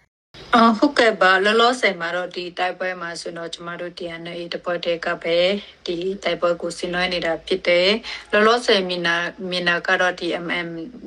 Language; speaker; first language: Burmese; non-native, local second language; Shwe Palaung